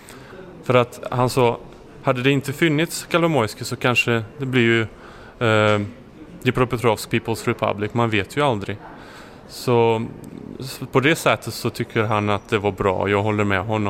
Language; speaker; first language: Swedish; non-native, fluent; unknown